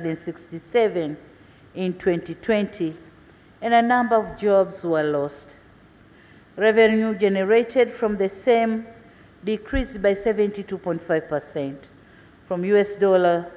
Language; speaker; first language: English; non-native, local second language; Swahili